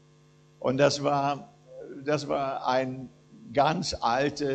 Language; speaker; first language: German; non-native, fluent; English